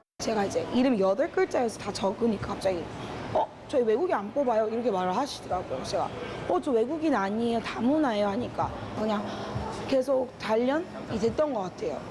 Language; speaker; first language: Korean; early bilingual, other home language; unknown